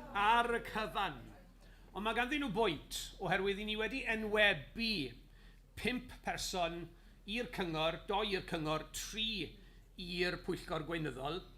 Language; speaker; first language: Welsh; native; Welsh